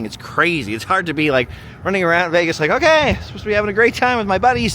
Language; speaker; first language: English; native; English